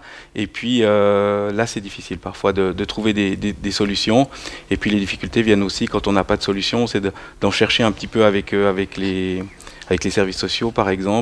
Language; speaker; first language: French; native; French